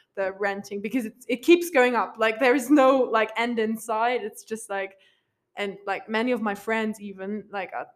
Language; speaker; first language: English; non-native, fluent; Luxembourgish